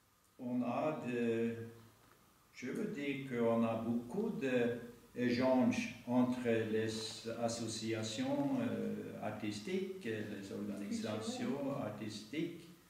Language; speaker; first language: French; non-native, fluent; Norwegian